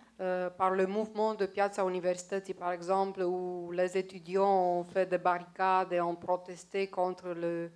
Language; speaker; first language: French; non-native, fluent; Romanian